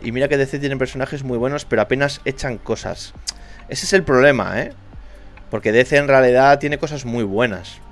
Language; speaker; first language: Spanish; native; Spanish